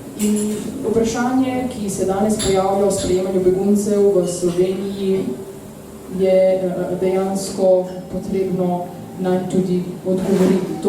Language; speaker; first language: Slovenian; early bilingual, other home language; Bosnian